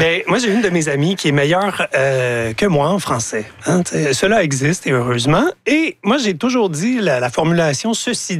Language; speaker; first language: French; native; French